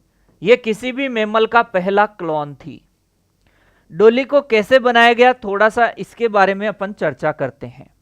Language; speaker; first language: Hindi; native; Hindi